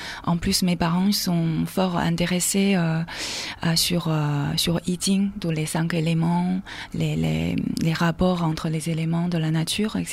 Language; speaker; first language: French; non-native, fluent; Chinese